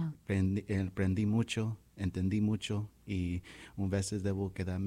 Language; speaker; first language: Spanish; early bilingual, heritage; Spanish